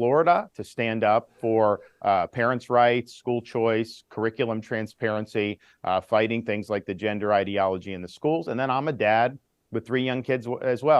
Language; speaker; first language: English; native; English